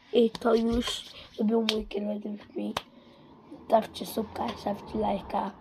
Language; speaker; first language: Polish; early bilingual, heritage; Dutch